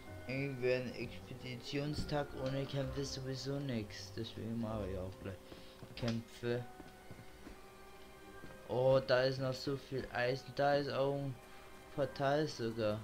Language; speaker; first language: German; native; German